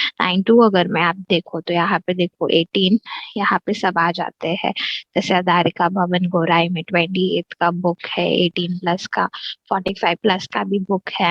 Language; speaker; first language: Hindi; native; Hindi